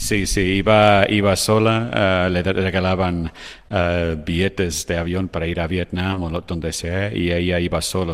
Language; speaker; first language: Spanish; non-native, fluent; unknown